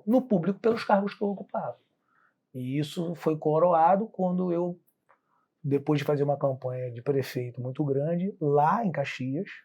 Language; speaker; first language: Portuguese; native; Portuguese